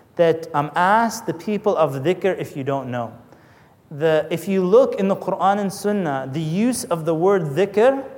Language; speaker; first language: English; native; English